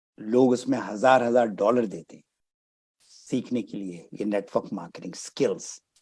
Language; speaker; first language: Urdu; native; Urdu